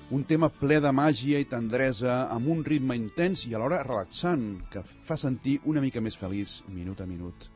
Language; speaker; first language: Catalan; native; Catalan